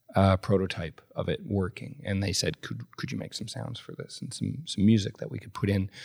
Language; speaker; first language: English; native; English